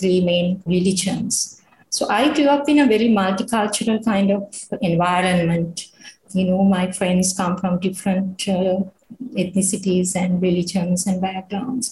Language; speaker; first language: English; non-native, local second language; Sinhala